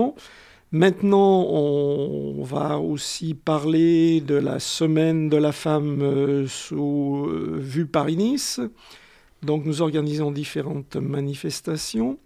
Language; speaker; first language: French; native; French